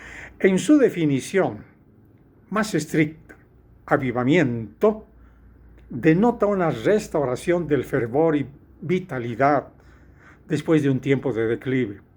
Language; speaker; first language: Spanish; native; Spanish